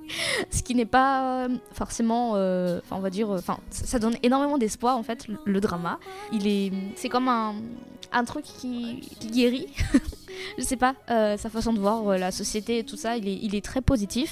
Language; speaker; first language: French; native; French